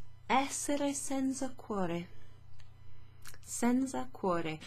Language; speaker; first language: Italian; non-native, fluent; English